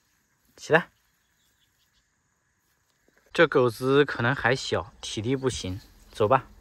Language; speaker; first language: Chinese; native; Chinese